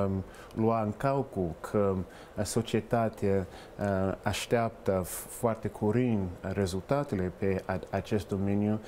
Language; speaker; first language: Romanian; non-native, fluent; English